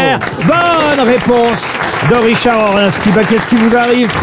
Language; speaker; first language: French; native; French